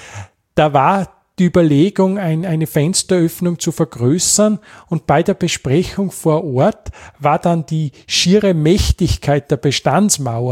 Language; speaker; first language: German; native; German